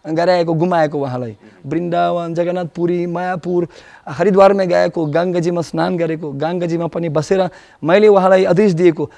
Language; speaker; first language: Nepali; non-native, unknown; Russian